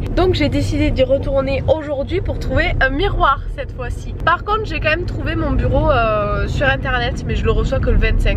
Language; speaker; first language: French; native; French